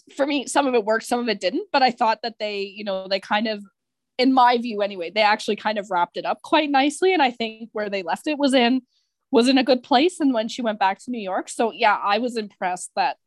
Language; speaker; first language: English; native; English